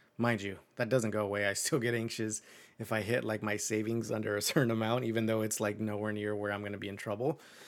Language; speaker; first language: English; early bilingual, other home language; Spanish